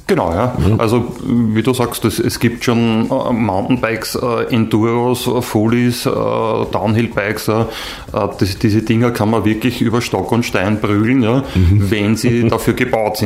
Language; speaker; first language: German; native; German